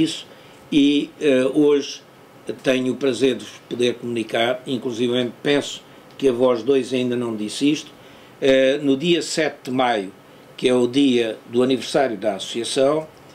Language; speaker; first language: Portuguese; native; Portuguese